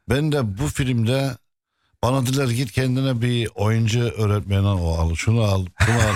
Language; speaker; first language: Turkish; non-native, fluent; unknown